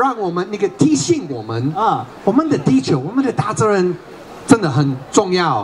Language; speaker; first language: Chinese; non-native, fluent; English